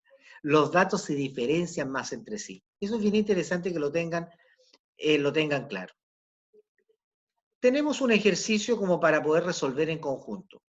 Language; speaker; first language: Spanish; native; Spanish